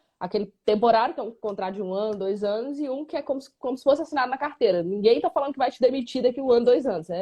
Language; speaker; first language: Portuguese; native; Portuguese